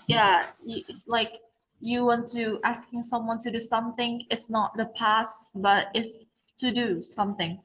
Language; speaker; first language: English; non-native, learner; Indonesian